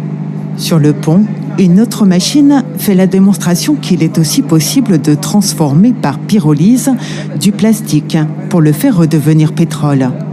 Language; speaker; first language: French; native; French